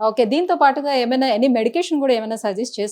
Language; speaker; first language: Telugu; native; Telugu